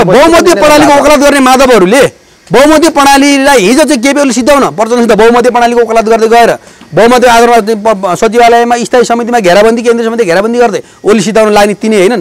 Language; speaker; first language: Nepali; native; Nepali